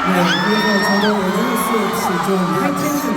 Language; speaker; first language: Korean; non-native, fluent; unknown